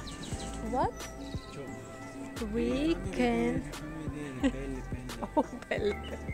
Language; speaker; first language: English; non-native, learner; Russian